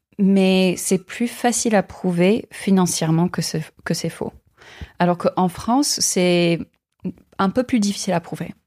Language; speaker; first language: French; non-native, fluent; English